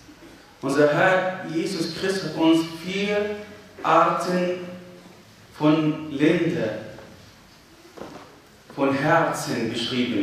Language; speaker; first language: German; non-native, fluent; Arabic